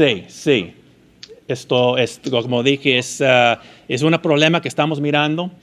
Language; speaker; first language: Spanish; early bilingual, heritage; Spanish